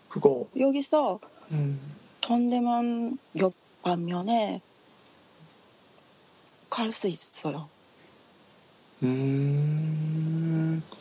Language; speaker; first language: Korean; non-native, learner; Japanese